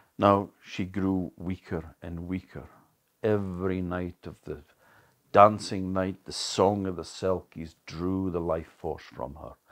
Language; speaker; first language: English; native; English